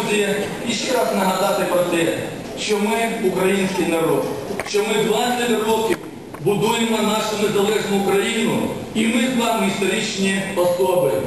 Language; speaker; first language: Ukrainian; non-native, local second language; Russian